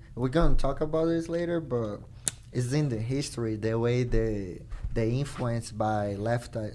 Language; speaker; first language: English; non-native, fluent; Portuguese